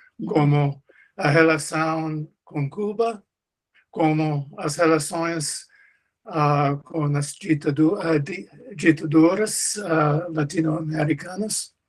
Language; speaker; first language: Portuguese; non-native, learner; English